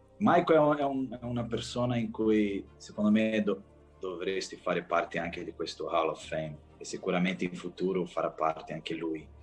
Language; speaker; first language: Italian; non-native, fluent; Portuguese